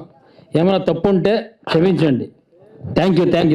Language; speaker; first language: Telugu; non-native, learner; Kannada